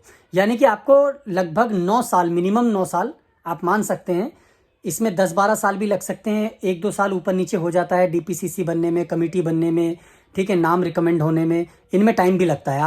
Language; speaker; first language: Hindi; native; Hindi